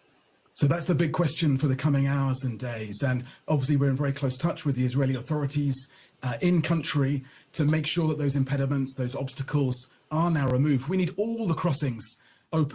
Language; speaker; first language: English; native; English